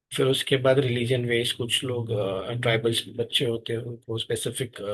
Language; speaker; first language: Hindi; non-native, local second language; Marathi